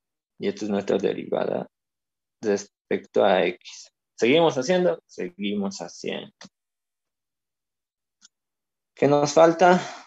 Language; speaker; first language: Spanish; native; Spanish